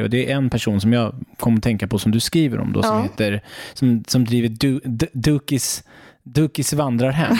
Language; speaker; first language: Swedish; native; Swedish